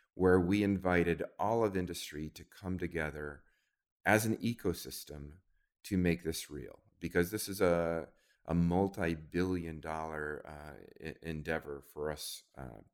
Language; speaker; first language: English; native; English